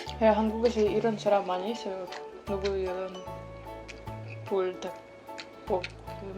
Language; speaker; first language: Korean; non-native, learner; Ukrainian